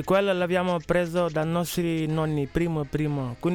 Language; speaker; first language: Italian; non-native, learner; Wolof